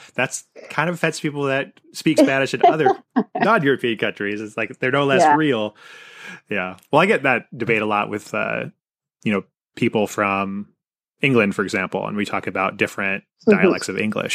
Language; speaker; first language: English; native; English